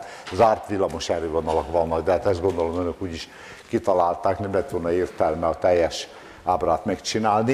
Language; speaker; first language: Hungarian; native; Hungarian